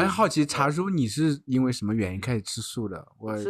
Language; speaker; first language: Chinese; native; Chinese